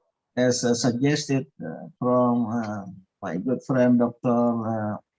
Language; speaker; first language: English; non-native, fluent; Indonesian